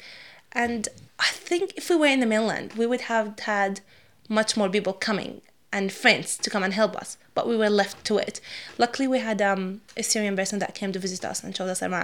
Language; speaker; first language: English; non-native, fluent; Arabic